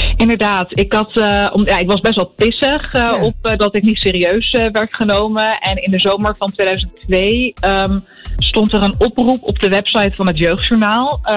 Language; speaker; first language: Dutch; early bilingual, other home language; Arabic